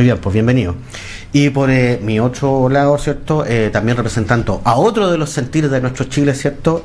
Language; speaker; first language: Spanish; native; Spanish